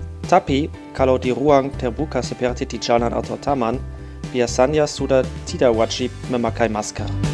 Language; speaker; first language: Indonesian; non-native, fluent; German